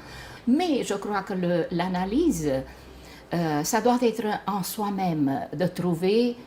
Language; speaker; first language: French; non-native, fluent; Romanian